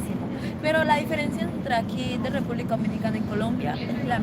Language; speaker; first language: Spanish; native; Spanish